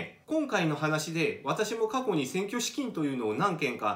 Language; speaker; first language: Japanese; native; Japanese